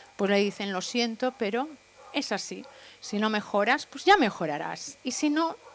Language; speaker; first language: Spanish; native; Spanish